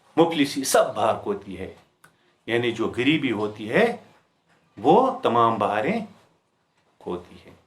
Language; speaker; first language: Urdu; non-native, local second language; Kashmiri